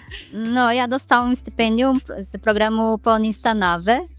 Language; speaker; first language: Polish; non-native, learner; Portuguese